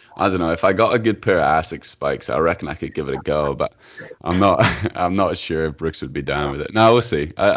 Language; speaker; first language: English; native; English